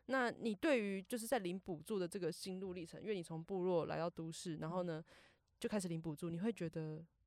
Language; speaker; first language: Chinese; native; Chinese